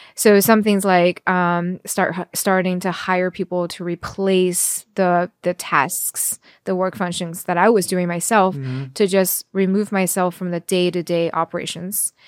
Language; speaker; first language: English; early bilingual, other home language; Chinese